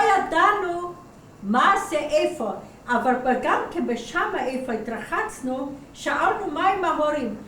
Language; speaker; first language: Hebrew; non-native, fluent; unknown